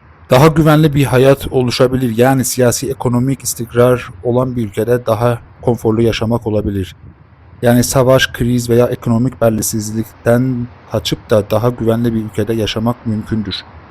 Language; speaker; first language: Turkish; non-native, fluent; Persian